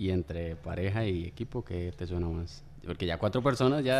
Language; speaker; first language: Spanish; native; Spanish